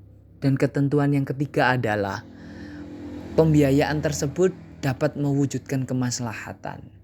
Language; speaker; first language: Indonesian; native; Indonesian